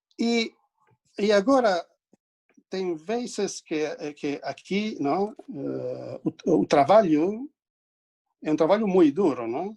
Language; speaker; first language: Portuguese; non-native, fluent; Italian